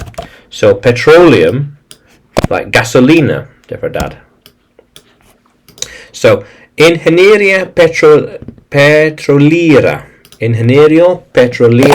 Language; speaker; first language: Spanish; non-native, learner; English